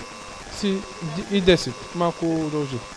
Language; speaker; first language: French; non-native, fluent; Bulgarian